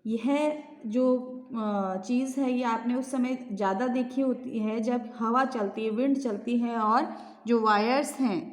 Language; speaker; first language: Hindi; native; Hindi